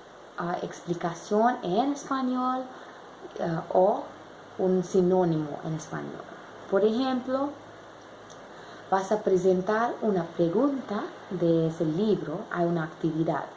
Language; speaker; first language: Spanish; non-native, learner; English